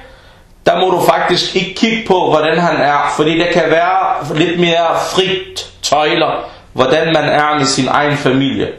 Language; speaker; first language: Danish; non-native, fluent; Arabic